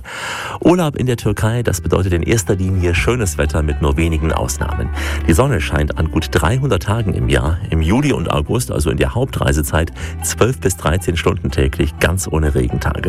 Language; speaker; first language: German; native; German